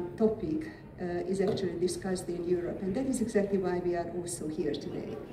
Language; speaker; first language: English; non-native, fluent; Hungarian